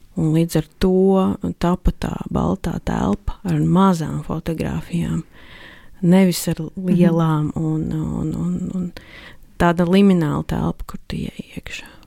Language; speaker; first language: Latvian; native; Latvian